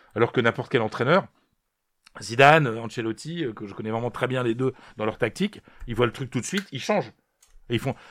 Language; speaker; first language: French; native; French